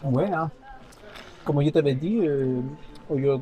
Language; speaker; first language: French; non-native, fluent; Spanish